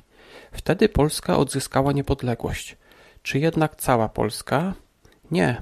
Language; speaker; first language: Polish; native; Polish